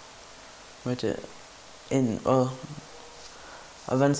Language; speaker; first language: German; non-native, learner; English